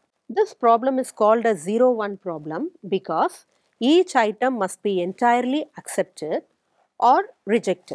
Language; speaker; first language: English; non-native, local second language; Tamil